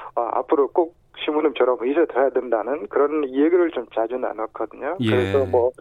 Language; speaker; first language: Korean; non-native, fluent; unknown